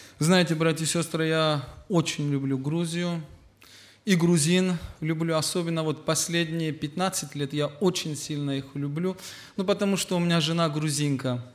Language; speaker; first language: Russian; native; Russian